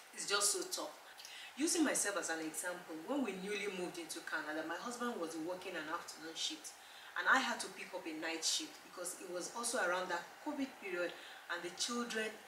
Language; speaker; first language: English; non-native, local second language; Yoruba